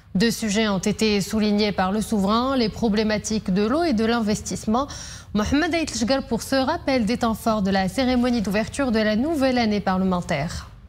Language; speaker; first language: French; non-native, local second language; Arabic